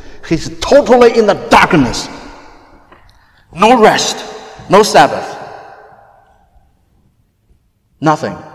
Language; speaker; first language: English; non-native, fluent; Chinese